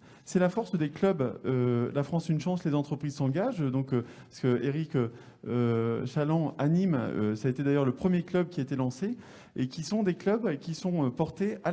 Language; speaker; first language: French; native; French